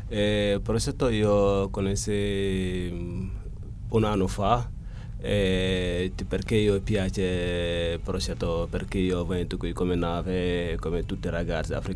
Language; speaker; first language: Italian; non-native, learner; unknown